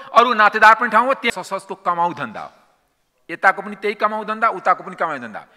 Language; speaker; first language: Nepali; non-native, local second language; Maithili